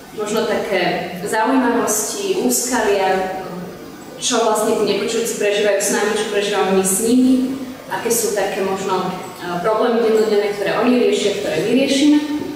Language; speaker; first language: Slovak; native; Slovak